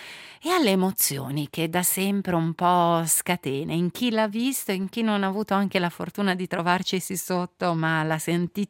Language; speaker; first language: Italian; native; Italian